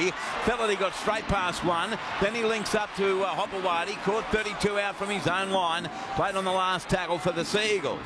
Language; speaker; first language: English; native; English